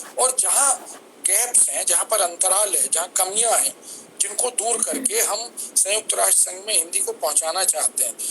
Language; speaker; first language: Hindi; native; Hindi